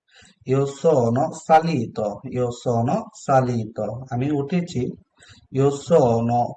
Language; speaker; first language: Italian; non-native, learner; Bangla